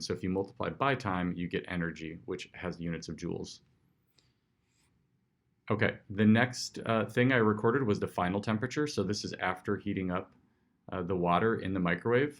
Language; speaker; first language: English; native; English